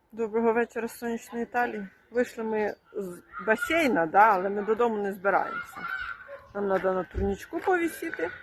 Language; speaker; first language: Ukrainian; native; Ukrainian